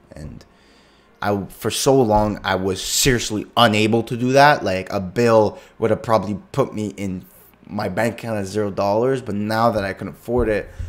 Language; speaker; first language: English; native; English